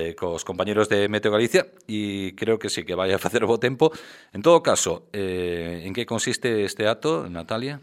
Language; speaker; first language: Galician; native; Galician